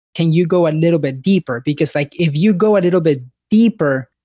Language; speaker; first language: English; early bilingual, other home language; Spanish